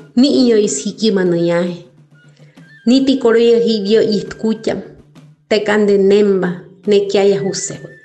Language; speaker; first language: Spanish; non-native, local second language; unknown